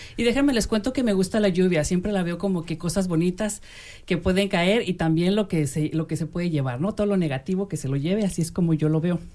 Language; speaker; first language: Spanish; native; Spanish